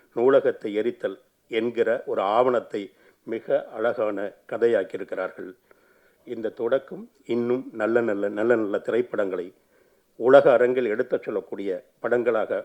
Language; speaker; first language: Tamil; native; Tamil